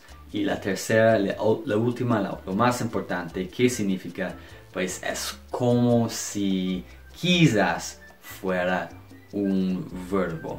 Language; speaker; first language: Spanish; non-native, fluent; English